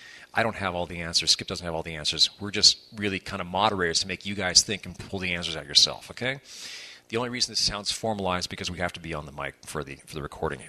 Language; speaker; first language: English; native; English